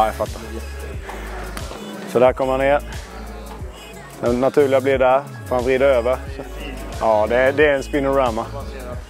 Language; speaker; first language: Swedish; native; Swedish